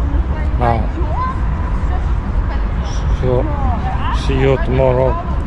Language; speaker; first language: English; non-native, learner; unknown